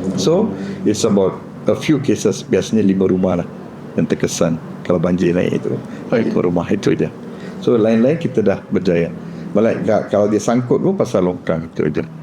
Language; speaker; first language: Malay; non-native, local second language; Tamil